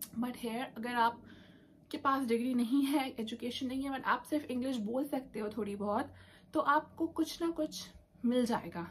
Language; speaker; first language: Urdu; native; Urdu